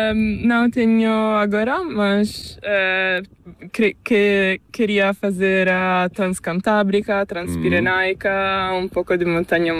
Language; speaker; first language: Spanish; non-native, learner; Portuguese